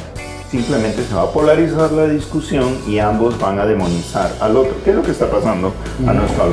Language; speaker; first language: Spanish; native; Spanish